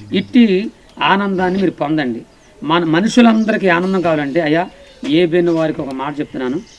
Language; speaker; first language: Telugu; non-native, local second language; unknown